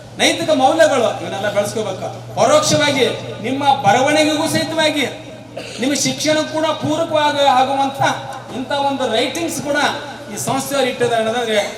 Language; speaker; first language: Kannada; native; Kannada